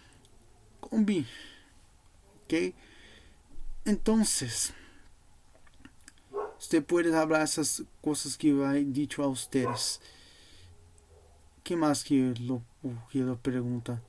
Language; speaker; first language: Portuguese; non-native, learner; Spanish